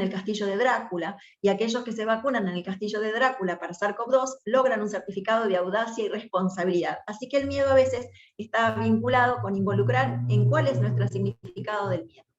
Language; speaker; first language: Spanish; native; Spanish